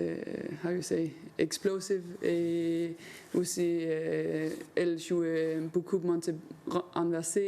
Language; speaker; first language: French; non-native, learner; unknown